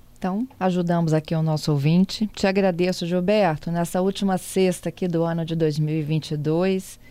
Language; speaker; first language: Portuguese; native; Portuguese